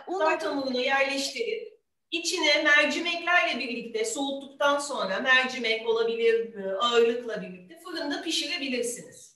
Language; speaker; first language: Turkish; native; Turkish